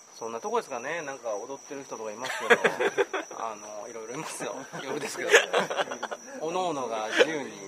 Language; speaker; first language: Japanese; native; Japanese